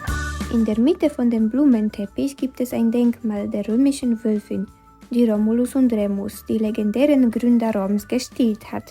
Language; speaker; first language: German; non-native, fluent; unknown